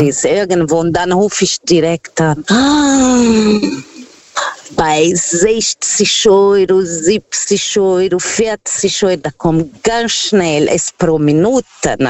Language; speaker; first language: German; non-native, fluent; Portuguese